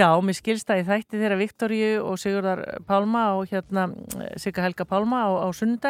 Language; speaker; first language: Icelandic; native; Icelandic